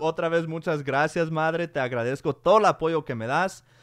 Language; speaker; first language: Spanish; early bilingual, heritage; Spanish